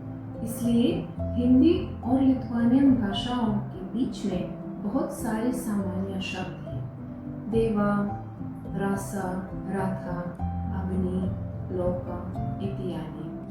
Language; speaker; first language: Hindi; non-native, fluent; Lithuanian